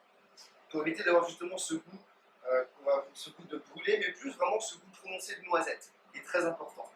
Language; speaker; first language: French; native; French